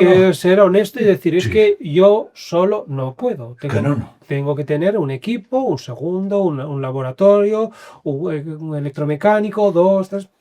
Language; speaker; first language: Spanish; native; Spanish